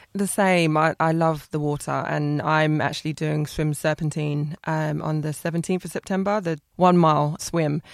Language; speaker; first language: English; native; English